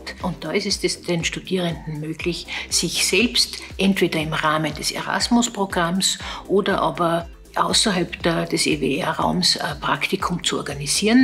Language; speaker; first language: German; native; German